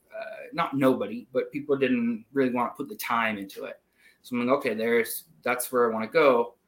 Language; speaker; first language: English; non-native, fluent; Spanish